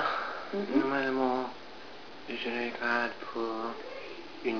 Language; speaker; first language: French; non-native, learner; English